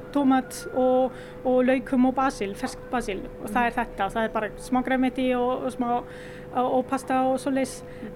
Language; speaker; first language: Icelandic; non-native, learner; Italian